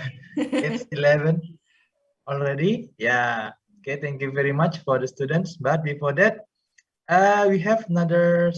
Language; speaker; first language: English; non-native, fluent; Indonesian